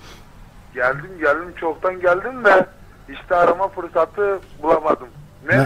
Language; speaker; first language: Turkish; native; Turkish